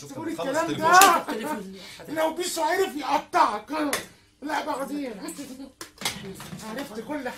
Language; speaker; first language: Arabic; native; Arabic